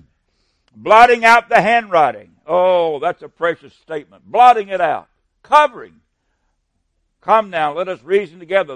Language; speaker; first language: English; native; English